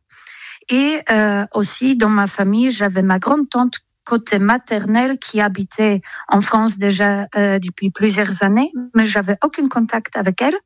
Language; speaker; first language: French; non-native, fluent; Polish